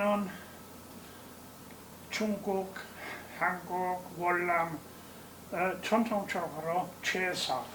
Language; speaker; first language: Korean; non-native, learner; English